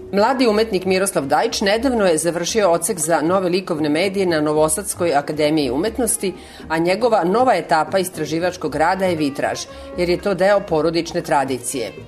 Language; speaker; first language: Serbian; native; Serbian